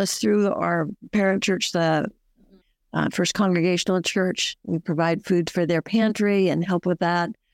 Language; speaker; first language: English; native; English